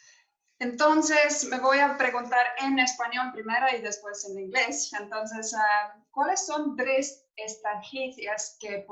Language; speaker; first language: Spanish; non-native, fluent; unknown